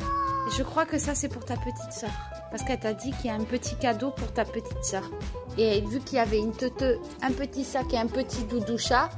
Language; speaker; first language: French; native; French